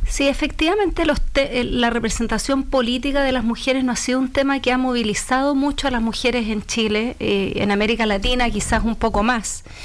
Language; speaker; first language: Spanish; native; Spanish